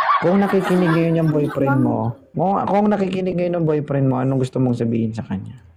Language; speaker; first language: Filipino; non-native, local second language; Cebuano